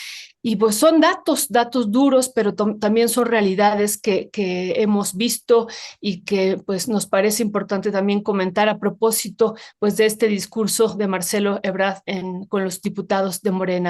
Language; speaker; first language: Spanish; native; Spanish